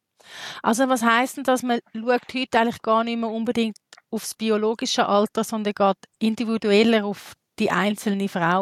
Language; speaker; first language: German; native; German